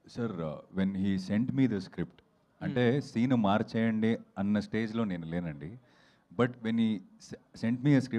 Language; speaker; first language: Telugu; non-native, fluent; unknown